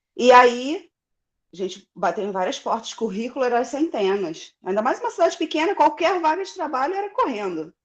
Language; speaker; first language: Portuguese; native; Portuguese